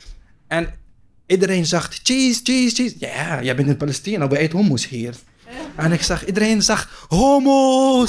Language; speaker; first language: Dutch; non-native, learner; Arabic